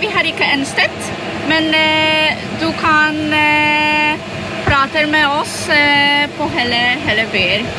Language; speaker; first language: Norwegian; non-native, learner; Polish